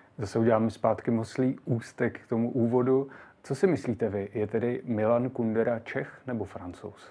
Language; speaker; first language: Czech; native; Czech